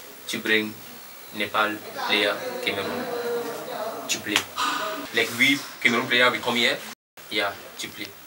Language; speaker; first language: English; non-native, learner; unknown